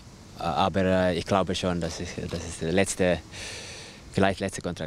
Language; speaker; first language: German; non-native, fluent; Finnish